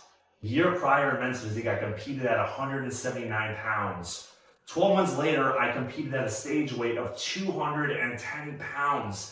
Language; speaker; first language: English; native; English